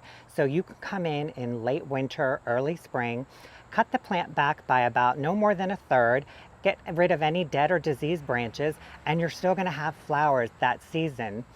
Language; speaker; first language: English; native; English